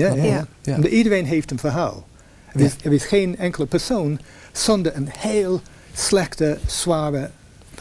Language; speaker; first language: Dutch; non-native, fluent; English